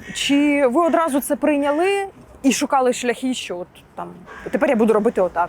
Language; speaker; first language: Ukrainian; native; Ukrainian